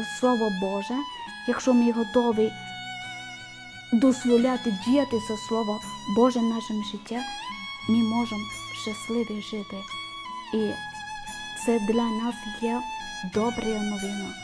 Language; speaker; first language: Ukrainian; non-native, learner; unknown